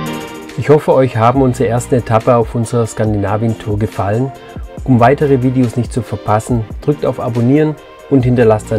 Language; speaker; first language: German; native; German